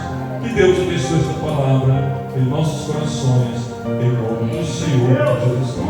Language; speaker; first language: Portuguese; native; Portuguese